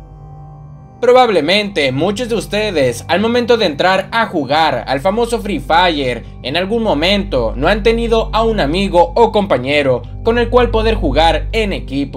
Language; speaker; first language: Spanish; native; Spanish